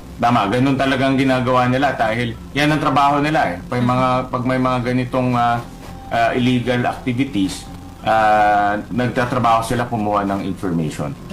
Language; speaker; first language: Filipino; native; Filipino